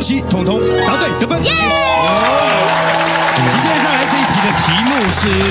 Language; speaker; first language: Chinese; native; Chinese